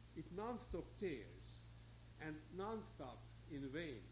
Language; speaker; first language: English; non-native, fluent; Hungarian